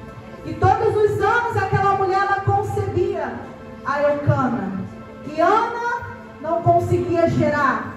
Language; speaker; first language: Portuguese; native; Portuguese